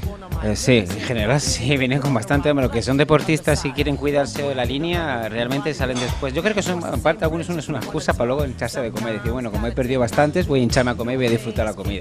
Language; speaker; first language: Spanish; native; Spanish